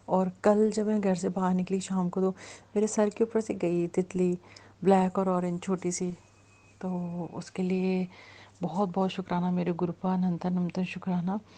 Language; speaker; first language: Hindi; native; Hindi